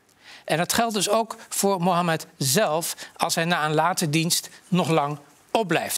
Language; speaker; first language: Dutch; native; Dutch